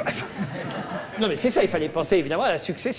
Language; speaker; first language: French; native; French